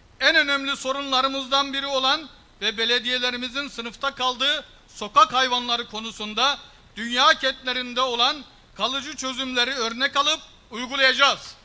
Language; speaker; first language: Turkish; early bilingual, heritage; Turkish